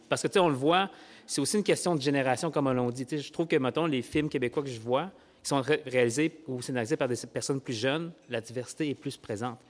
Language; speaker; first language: French; early bilingual, other home language; Vietnamese